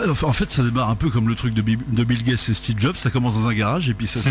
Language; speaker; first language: French; native; French